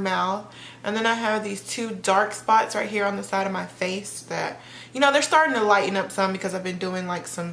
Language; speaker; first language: English; native; English